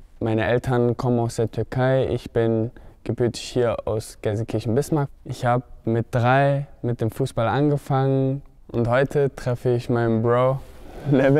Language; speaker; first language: German; early bilingual, other home language; Turkish